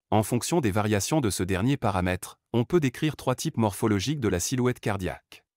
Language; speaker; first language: French; non-native, local second language; Arabic